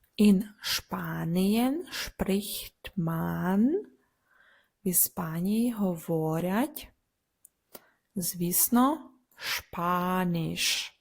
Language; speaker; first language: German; non-native, fluent; Ukrainian